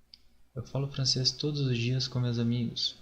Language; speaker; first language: Portuguese; non-native, fluent; French